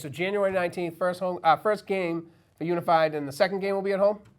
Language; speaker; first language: English; native; English